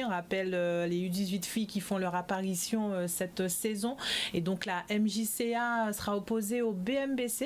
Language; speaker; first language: French; native; French